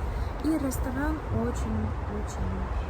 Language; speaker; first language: Russian; non-native, learner; English